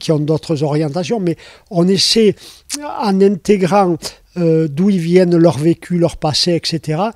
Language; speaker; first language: French; native; French